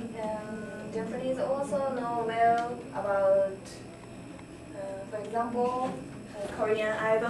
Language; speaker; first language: English; non-native, learner; Japanese